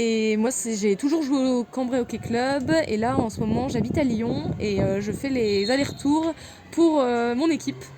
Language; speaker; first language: French; native; French